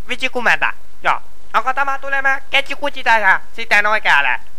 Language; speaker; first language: Finnish; non-native, learner; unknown